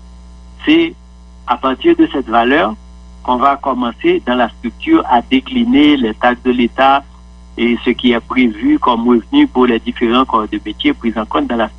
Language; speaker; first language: French; non-native, local second language; Haitian Creole